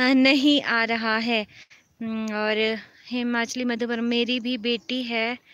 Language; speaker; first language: Hindi; native; Hindi